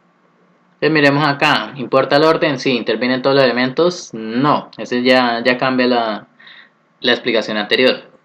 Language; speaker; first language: Spanish; native; Spanish